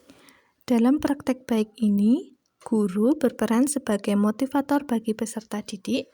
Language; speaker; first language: Indonesian; native; Indonesian